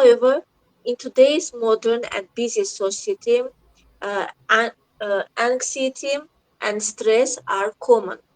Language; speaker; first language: English; non-native, learner; Azerbaijani